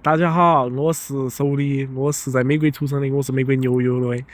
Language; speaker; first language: Chinese; non-native, fluent; English